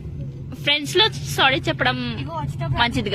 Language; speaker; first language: Telugu; non-native, local second language; Hindi